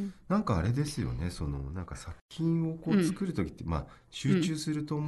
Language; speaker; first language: Japanese; native; Japanese